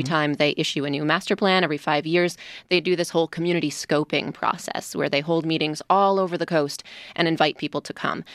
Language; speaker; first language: English; native; English